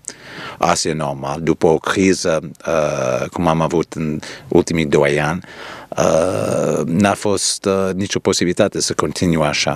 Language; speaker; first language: Romanian; early bilingual, heritage; Romanian